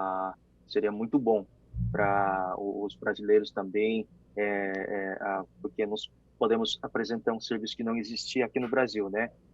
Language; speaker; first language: Portuguese; non-native, fluent; Korean